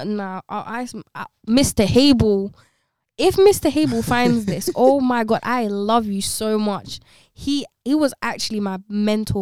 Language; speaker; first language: English; early bilingual, other home language; Konkani